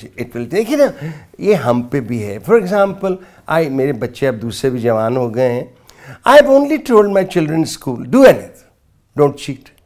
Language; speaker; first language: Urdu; non-native, local second language; Punjabi